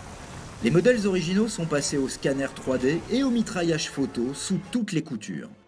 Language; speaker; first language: French; native; French